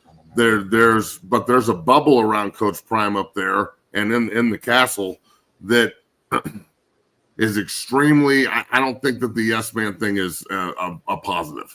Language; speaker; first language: English; native; English